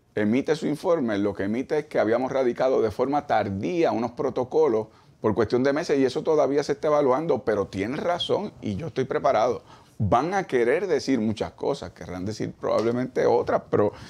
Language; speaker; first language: Spanish; native; Spanish